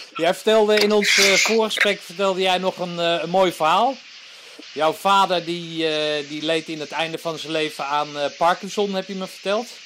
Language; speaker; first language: Dutch; native; Dutch